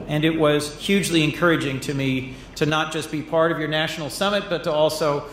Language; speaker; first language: English; native; English